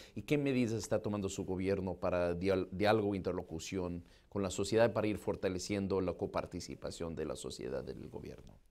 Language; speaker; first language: Spanish; non-native, fluent; English